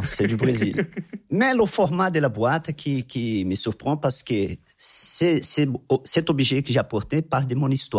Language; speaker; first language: French; non-native, fluent; Portuguese